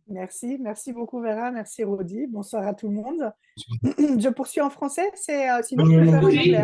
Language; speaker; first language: French; native; French